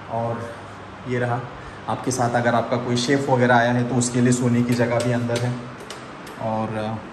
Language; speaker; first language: Hindi; non-native, local second language; Marathi